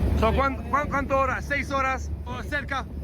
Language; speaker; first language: Spanish; non-native, learner; French